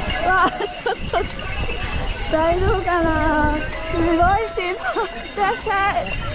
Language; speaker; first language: Japanese; native; Japanese